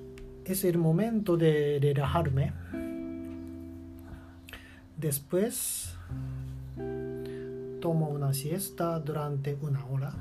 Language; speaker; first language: Spanish; non-native, learner; Japanese